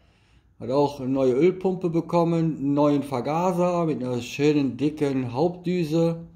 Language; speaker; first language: German; native; German